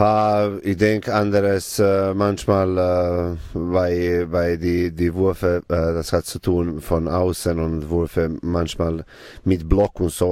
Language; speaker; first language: German; non-native, fluent; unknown